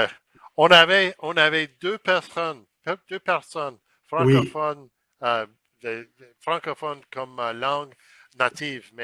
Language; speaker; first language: French; non-native, fluent; English